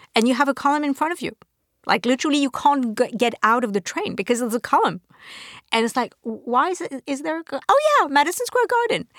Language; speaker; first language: English; non-native, fluent; French